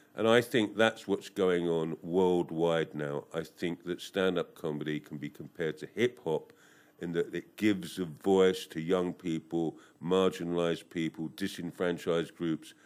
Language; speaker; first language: English; native; English